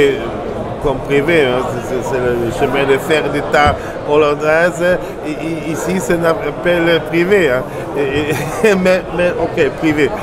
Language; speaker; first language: French; non-native, learner; German